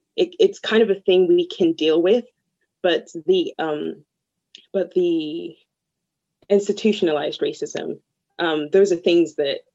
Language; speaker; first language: English; early bilingual, other home language; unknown